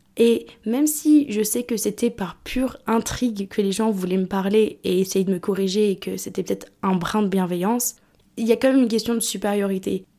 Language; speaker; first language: French; early bilingual, other home language; English